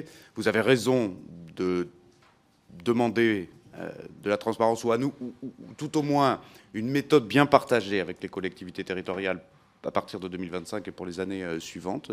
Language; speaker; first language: French; native; French